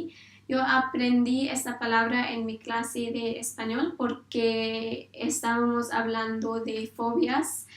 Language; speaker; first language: Spanish; non-native, learner; English